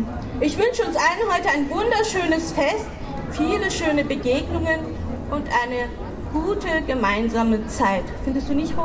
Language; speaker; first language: German; early bilingual, other home language; Turkish